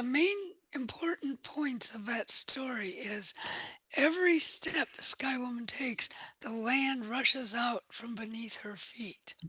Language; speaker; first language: English; native; English